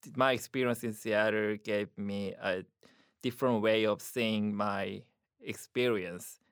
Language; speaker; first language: English; non-native, fluent; Korean